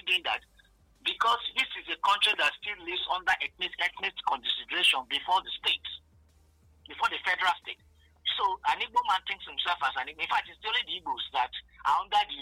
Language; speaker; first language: English; non-native, local second language; Igbo